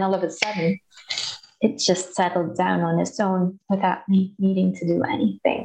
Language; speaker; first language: English; non-native, fluent; Dutch